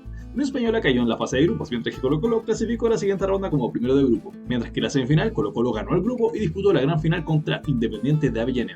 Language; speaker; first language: Spanish; native; Spanish